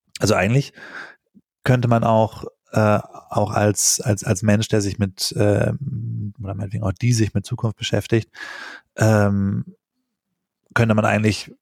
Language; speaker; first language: German; native; German